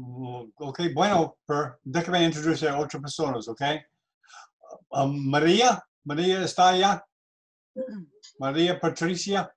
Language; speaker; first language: Spanish; non-native, learner; English